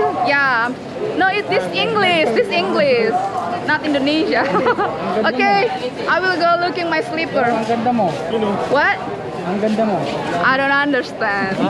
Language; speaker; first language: English; non-native, learner; Indonesian